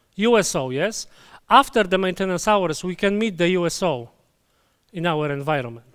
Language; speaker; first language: English; non-native, fluent; Polish